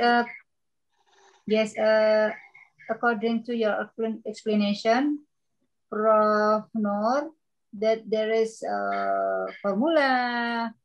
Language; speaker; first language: English; non-native, learner; Indonesian